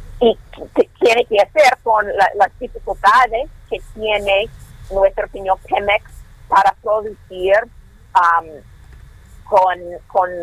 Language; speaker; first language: Spanish; non-native, fluent; English